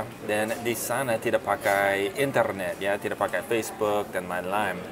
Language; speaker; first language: Indonesian; non-native, fluent; English